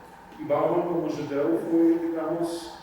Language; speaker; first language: Portuguese; non-native, fluent; Polish